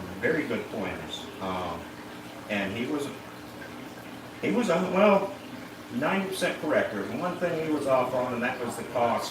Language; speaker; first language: English; native; English